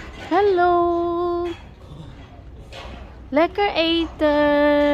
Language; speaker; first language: Dutch; non-native, learner; Filipino